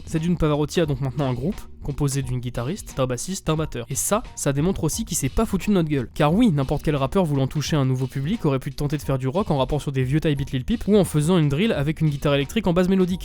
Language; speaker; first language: French; native; French